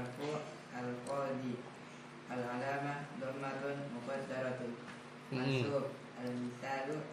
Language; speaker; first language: Arabic; non-native, learner; Indonesian